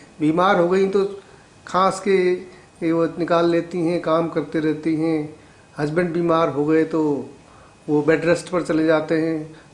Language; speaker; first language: Hindi; native; Hindi